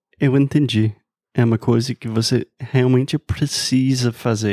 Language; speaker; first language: Portuguese; non-native, fluent; English